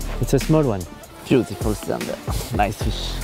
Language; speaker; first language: English; non-native, fluent; French